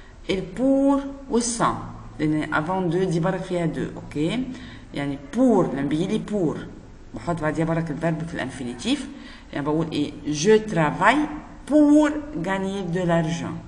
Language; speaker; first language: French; non-native, fluent; Arabic